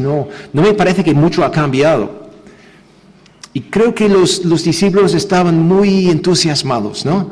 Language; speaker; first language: Spanish; non-native, fluent; English